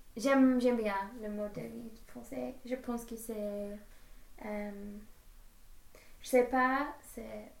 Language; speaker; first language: French; non-native, learner; English